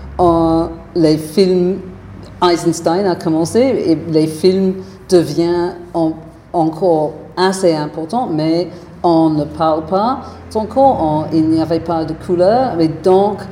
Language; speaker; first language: French; non-native, fluent; English